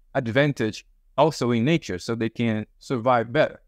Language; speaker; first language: English; early bilingual, other home language; Portuguese